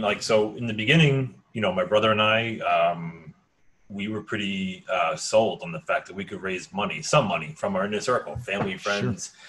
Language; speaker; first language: English; native; English